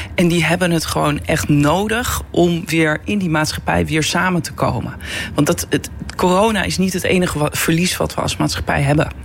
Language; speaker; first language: Dutch; native; Dutch